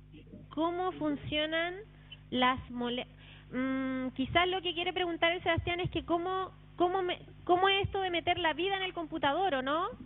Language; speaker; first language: Spanish; native; Spanish